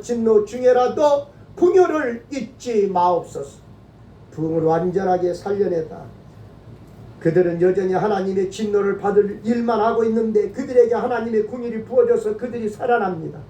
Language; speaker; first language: Korean; native; Korean